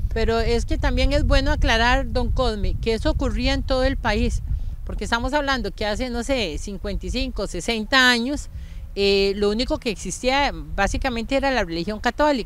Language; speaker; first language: Spanish; native; Spanish